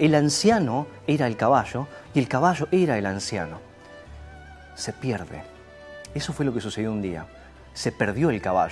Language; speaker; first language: Spanish; native; Spanish